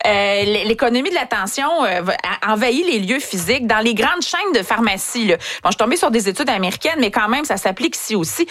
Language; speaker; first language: French; native; French